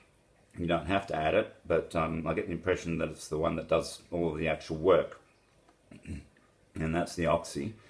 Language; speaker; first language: English; native; English